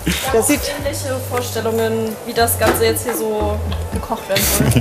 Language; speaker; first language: German; native; German